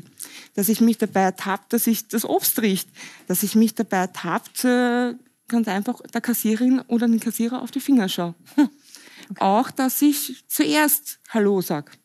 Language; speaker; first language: German; native; German